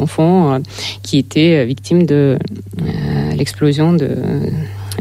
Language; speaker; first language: French; non-native, fluent; Russian